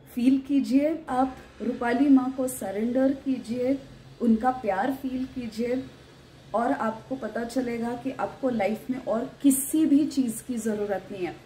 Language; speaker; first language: Hindi; non-native, local second language; Marathi